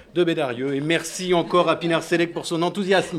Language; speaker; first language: French; native; French